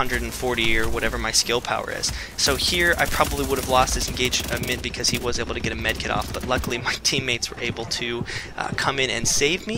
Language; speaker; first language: English; native; English